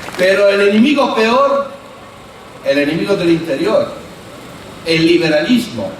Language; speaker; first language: Spanish; non-native, fluent; Italian